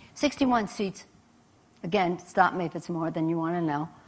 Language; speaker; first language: English; native; English